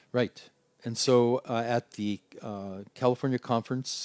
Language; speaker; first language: English; native; English